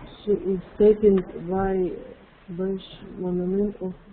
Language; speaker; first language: English; non-native, learner; Russian